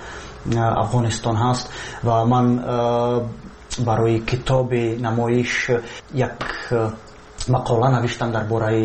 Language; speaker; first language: Persian; non-native, fluent; Czech